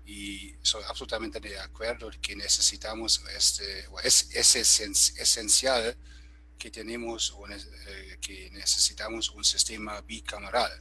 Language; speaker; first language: Spanish; non-native, fluent; German